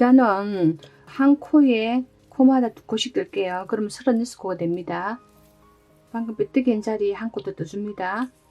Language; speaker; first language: Korean; native; Korean